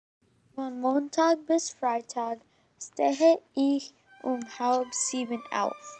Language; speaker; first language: German; non-native, learner; English